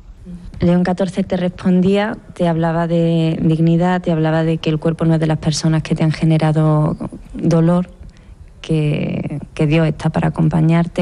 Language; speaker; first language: Spanish; native; Spanish